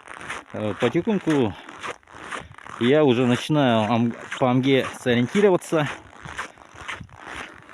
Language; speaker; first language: Russian; native; Russian